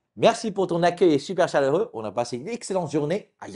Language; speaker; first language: French; native; French